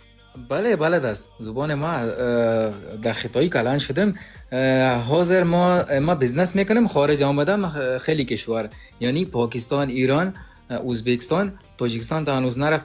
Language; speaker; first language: Persian; non-native, learner; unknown